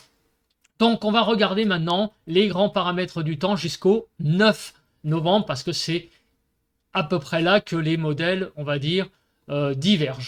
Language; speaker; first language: French; native; French